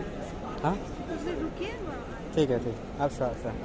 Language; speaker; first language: Hindi; non-native, local second language; Khasi